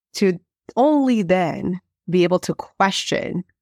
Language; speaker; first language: English; non-native, fluent; Portuguese